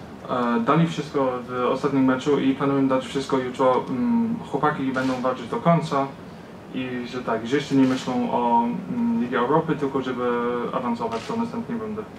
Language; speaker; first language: Polish; early bilingual, heritage; Polish